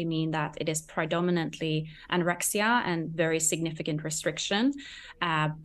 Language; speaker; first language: English; non-native, fluent; Norwegian